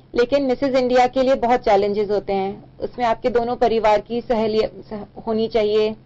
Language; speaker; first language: Hindi; native; Hindi